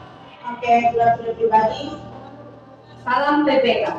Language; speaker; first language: English; non-native, learner; Indonesian